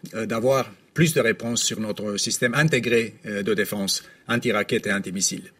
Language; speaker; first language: French; non-native, fluent; Romanian